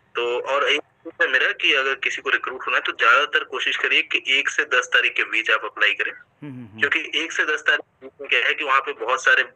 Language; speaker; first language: Hindi; native; Hindi